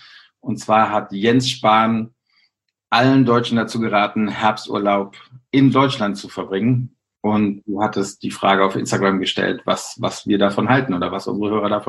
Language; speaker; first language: German; native; German